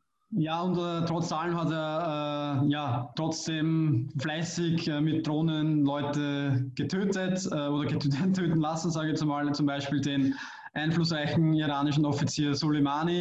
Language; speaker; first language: German; native; German